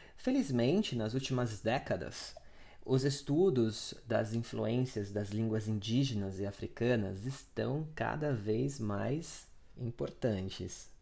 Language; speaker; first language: Portuguese; native; Portuguese